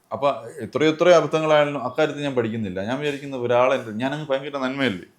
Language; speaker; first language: Malayalam; native; Malayalam